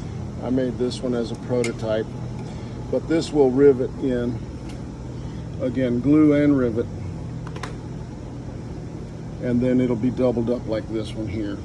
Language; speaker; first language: English; native; English